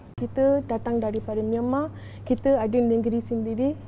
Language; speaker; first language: Malay; early bilingual, other home language; Rohingya